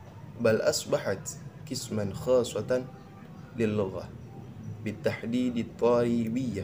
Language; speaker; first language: Arabic; non-native, learner; Indonesian